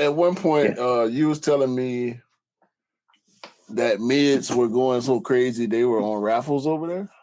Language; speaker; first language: English; native; English